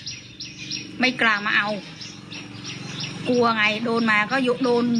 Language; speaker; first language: Thai; native; Thai